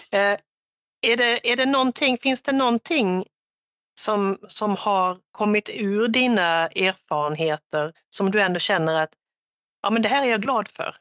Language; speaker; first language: Swedish; native; Swedish